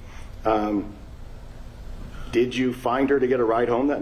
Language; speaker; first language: English; native; English